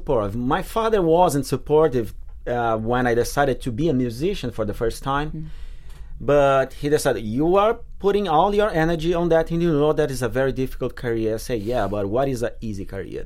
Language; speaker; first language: English; non-native, fluent; Portuguese